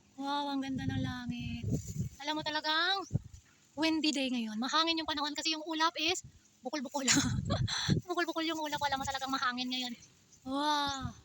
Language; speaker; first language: Filipino; non-native, local second language; Hiligaynon